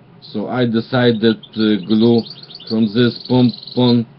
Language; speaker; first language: English; non-native, learner; Russian